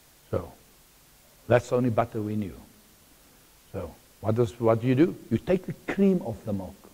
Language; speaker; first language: English; non-native, local second language; Afrikaans